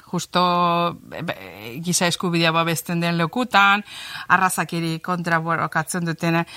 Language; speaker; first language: Basque; non-native, fluent; Azerbaijani